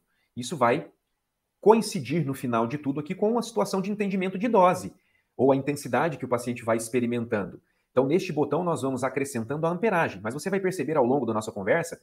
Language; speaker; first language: Portuguese; native; Portuguese